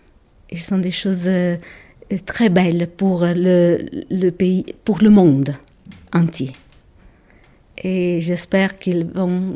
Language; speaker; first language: French; non-native, local second language; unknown